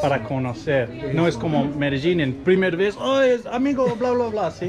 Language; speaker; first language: Spanish; non-native, learner; English